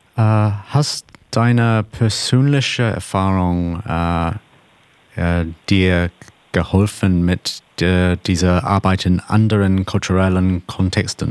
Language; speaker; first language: German; non-native, learner; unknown